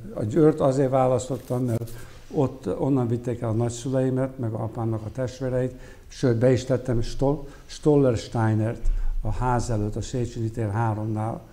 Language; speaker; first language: Hungarian; early bilingual, heritage; Hungarian